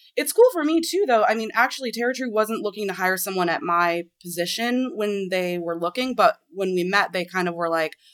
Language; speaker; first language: English; native; English